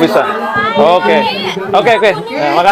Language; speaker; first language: Indonesian; native; Indonesian